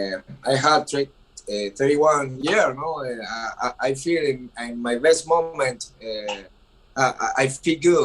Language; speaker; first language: English; non-native, learner; Spanish